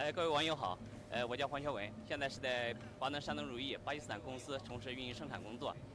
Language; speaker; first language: Chinese; native; Chinese